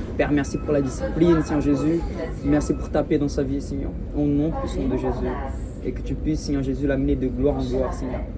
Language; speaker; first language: French; early bilingual, other home language; Portuguese